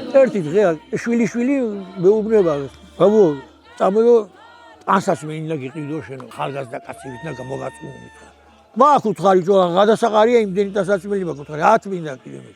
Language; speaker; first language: Georgian; native; Georgian